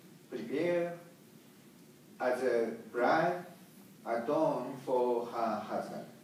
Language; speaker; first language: English; non-native, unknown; Japanese